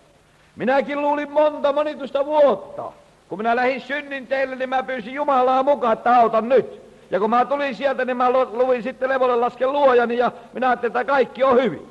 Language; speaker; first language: Finnish; native; Finnish